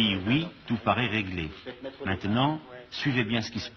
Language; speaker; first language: French; native; French